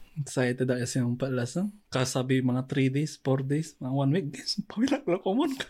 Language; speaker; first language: Filipino; non-native, local second language; Pangasinan